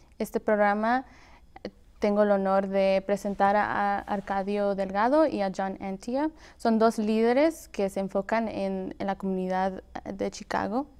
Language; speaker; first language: Spanish; early bilingual, heritage; Spanish